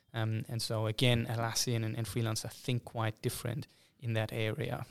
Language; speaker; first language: English; non-native, fluent; German